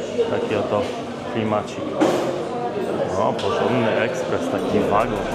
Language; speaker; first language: Polish; native; Polish